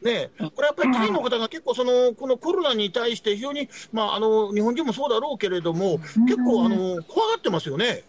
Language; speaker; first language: Japanese; native; Japanese